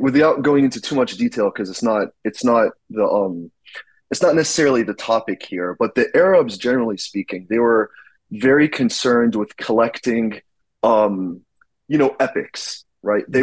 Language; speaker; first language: English; native; English